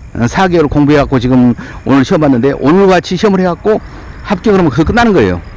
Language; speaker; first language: Korean; native; Korean